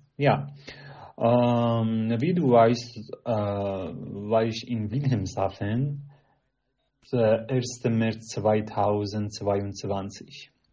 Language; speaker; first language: German; non-native, fluent; Persian